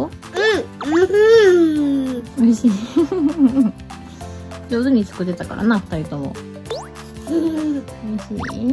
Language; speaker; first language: Japanese; native; Japanese